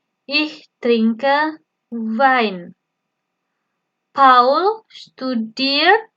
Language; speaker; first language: German; non-native, fluent; Indonesian